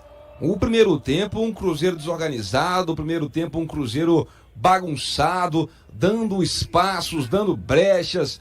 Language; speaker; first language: Portuguese; native; Portuguese